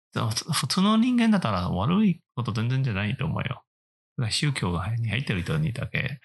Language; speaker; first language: Japanese; non-native, fluent; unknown